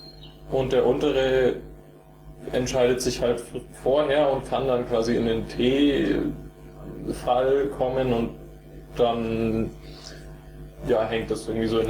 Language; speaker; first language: German; native; German